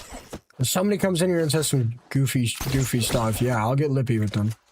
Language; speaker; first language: English; native; English